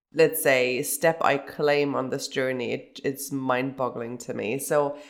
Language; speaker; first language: English; early bilingual, other home language; German